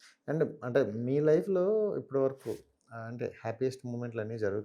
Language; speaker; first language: Telugu; native; Telugu